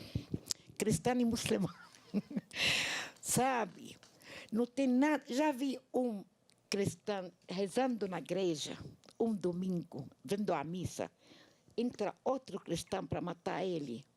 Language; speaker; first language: Portuguese; non-native, learner; Arabic